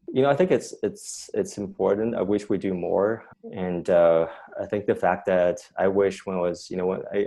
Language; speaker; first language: English; non-native, fluent; Chinese